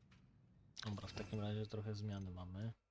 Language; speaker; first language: Polish; native; Polish